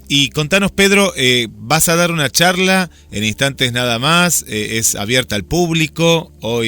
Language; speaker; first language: Spanish; native; Spanish